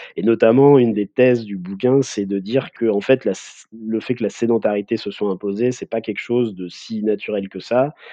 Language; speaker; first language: French; native; French